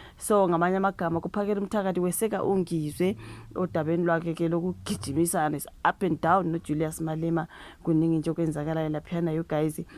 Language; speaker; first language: Zulu; native; Zulu